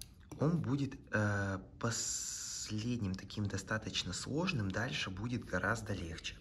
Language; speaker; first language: Russian; native; Russian